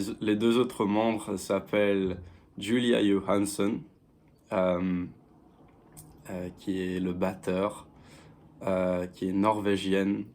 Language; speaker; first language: French; non-native, fluent; English